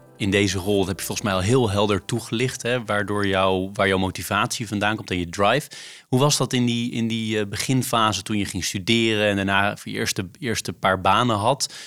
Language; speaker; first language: Dutch; native; Dutch